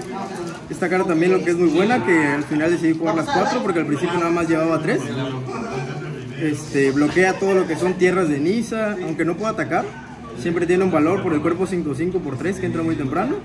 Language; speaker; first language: Spanish; native; Spanish